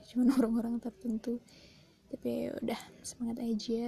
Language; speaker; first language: Indonesian; native; Indonesian